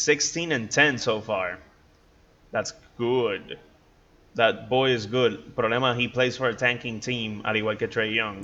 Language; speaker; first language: English; non-native, local second language; Spanish